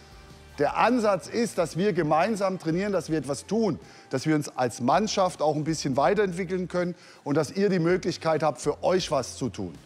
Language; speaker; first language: German; native; German